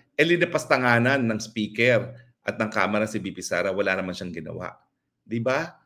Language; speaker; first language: Filipino; native; Filipino